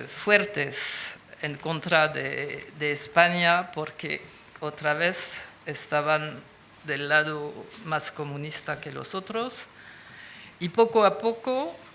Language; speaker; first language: Spanish; non-native, fluent; French